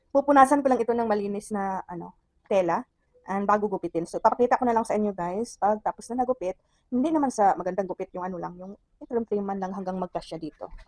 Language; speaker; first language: Filipino; non-native, local second language; Cebuano